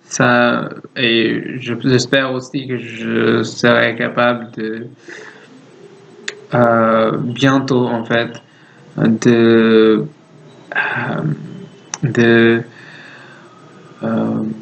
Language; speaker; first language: French; non-native, learner; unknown